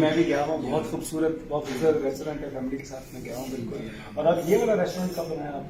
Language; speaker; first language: Urdu; native; Urdu